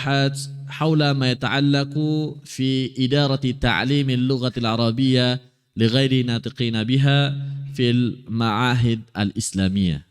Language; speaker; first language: Arabic; non-native, fluent; Indonesian